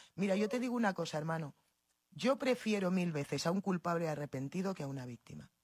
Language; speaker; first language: Spanish; native; Spanish